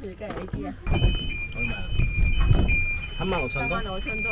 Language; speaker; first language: Korean; non-native, learner; Vietnamese